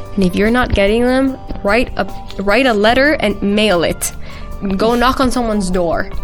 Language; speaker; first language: English; early bilingual, other home language; Spanish